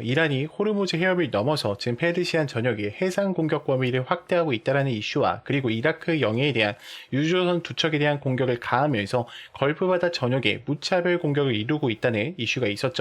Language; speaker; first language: Korean; native; Korean